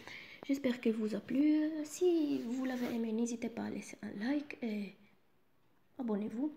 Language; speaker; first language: French; non-native, local second language; Arabic